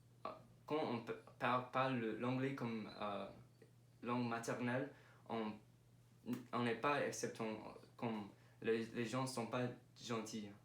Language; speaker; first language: French; non-native, learner; English